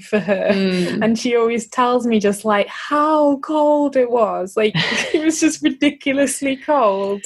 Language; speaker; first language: English; native; English